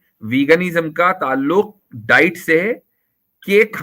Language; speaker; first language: Hindi; native; Hindi